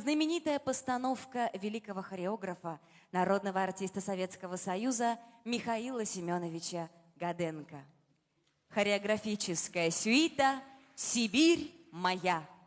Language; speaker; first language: Russian; native; Russian